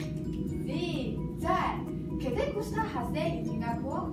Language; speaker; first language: Spanish; non-native, learner; Chinese